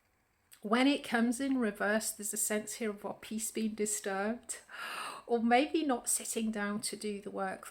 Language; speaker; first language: English; native; English